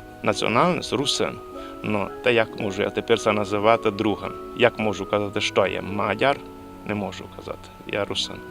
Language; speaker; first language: Ukrainian; early bilingual, heritage; Rusyn